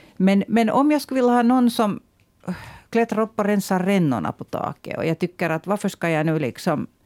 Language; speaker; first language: Swedish; native; Swedish